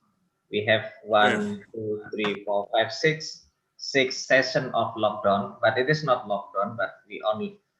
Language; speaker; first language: English; non-native, local second language; Indonesian